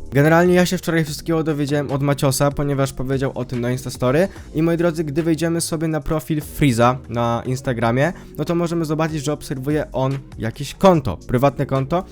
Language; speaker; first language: Polish; native; Polish